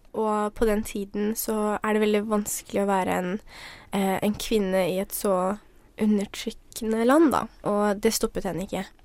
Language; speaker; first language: Norwegian; early bilingual, other home language; Somali